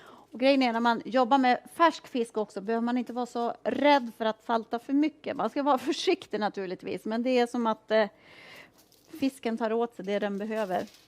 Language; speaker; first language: Swedish; native; Swedish